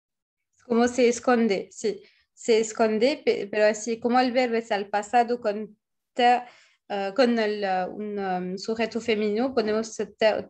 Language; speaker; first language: Spanish; non-native, fluent; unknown